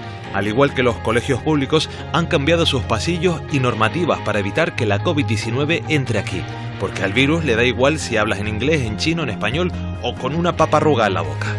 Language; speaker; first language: Spanish; native; Spanish